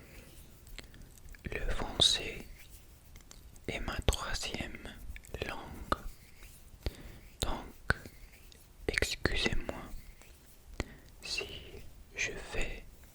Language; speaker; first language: French; non-native, fluent; English